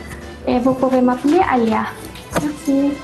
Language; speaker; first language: French; non-native, learner; Malay